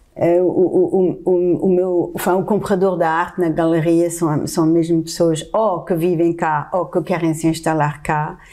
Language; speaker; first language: Portuguese; non-native, fluent; French